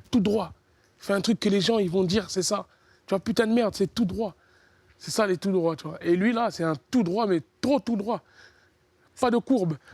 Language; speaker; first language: French; early bilingual, other home language; Lingala